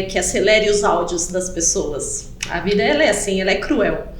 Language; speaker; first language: Portuguese; native; Portuguese